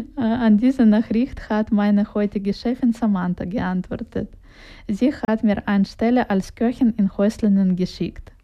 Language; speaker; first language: German; non-native, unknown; Russian